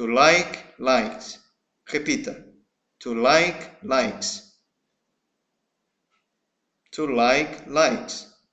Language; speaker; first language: English; non-native, fluent; Portuguese